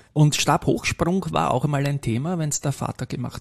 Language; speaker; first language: German; native; German